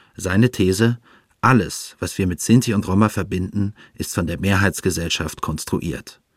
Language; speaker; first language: German; native; German